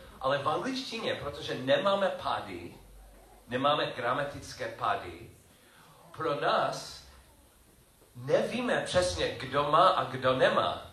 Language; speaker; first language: Czech; non-native, learner; English